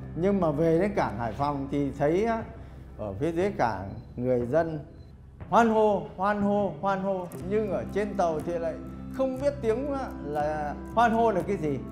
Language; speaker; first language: Vietnamese; early bilingual, heritage; Vietnamese